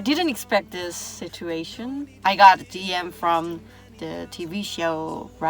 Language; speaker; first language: English; non-native, learner; Korean